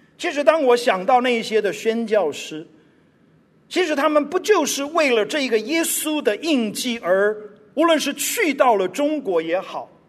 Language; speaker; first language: Chinese; non-native, local second language; English